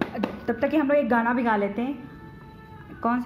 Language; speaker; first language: Hindi; native; Hindi